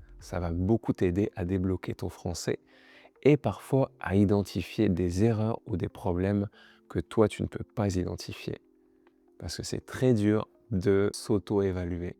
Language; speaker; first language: French; native; French